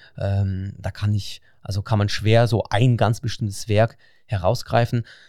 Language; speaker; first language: German; non-native, fluent; Russian